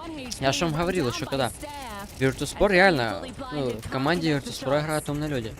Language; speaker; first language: Russian; native; Russian